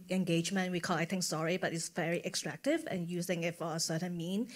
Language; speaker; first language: English; non-native, local second language; Cantonese